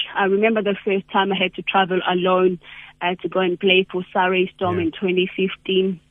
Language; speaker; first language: English; non-native, local second language; Zulu